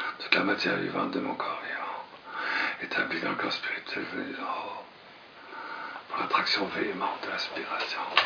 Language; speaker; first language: French; native; French